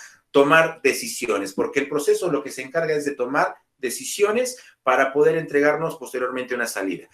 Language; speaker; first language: Spanish; native; Spanish